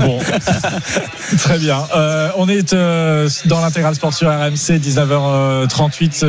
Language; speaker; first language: French; native; French